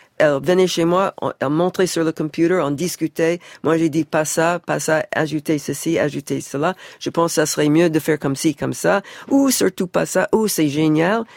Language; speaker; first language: French; non-native, fluent; English